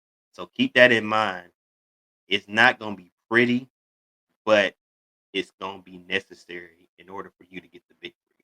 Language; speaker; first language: English; native; English